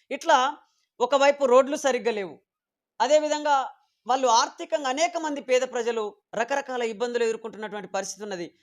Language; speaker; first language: Telugu; native; Telugu